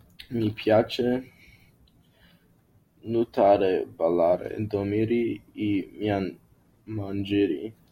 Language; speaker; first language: Italian; non-native, learner; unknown